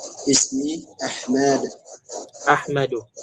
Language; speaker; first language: Arabic; non-native, learner; Filipino